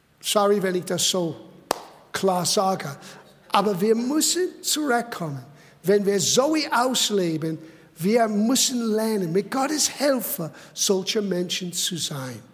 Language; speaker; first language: German; non-native, fluent; English